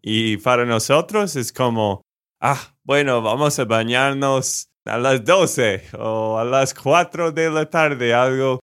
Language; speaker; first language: Spanish; non-native, fluent; English